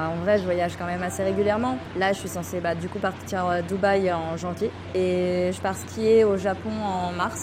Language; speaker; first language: French; native; French